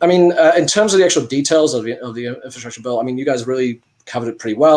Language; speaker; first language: English; native; English